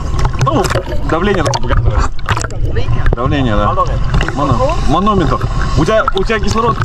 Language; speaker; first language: Russian; native; Russian